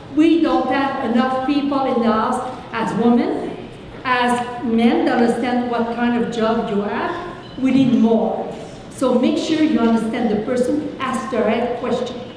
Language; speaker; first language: English; non-native, fluent; French